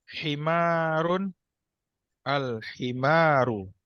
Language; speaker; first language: Arabic; non-native, learner; Indonesian